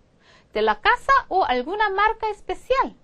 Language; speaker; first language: Spanish; non-native, fluent; Korean